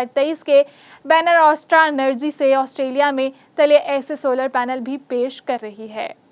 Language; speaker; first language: Urdu; native; Urdu